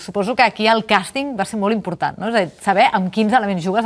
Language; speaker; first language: Catalan; native; Catalan